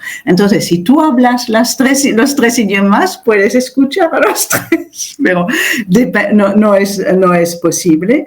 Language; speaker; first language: Spanish; non-native, fluent; French